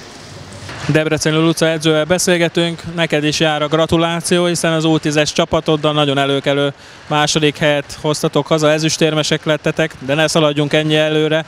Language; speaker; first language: Hungarian; native; Hungarian